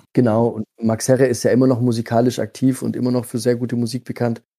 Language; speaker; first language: German; early bilingual, other home language; Italian